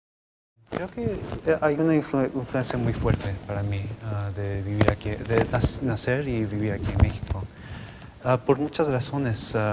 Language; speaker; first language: Spanish; non-native, local second language; English